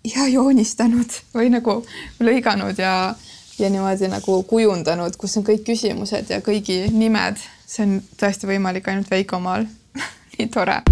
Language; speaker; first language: Estonian; native; Estonian